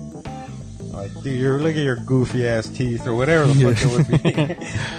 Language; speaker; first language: English; native; English